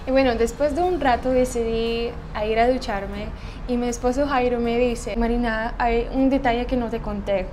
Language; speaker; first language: Spanish; non-native, fluent; Russian